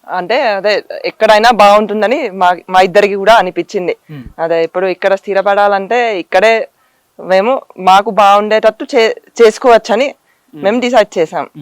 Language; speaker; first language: Telugu; non-native, fluent; Finnish